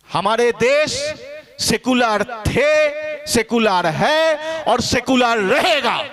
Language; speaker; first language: Hindi; non-native, local second language; Bangla